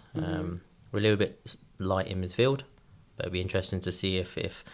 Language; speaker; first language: English; native; English